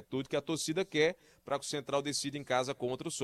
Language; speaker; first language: Portuguese; native; Portuguese